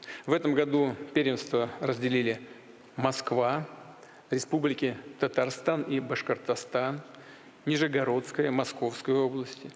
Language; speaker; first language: Russian; native; Russian